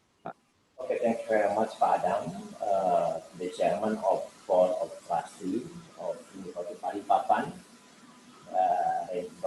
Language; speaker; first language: English; non-native, learner; Indonesian